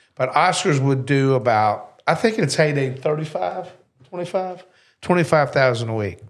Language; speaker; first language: English; native; English